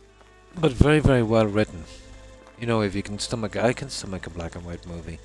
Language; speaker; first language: English; native; English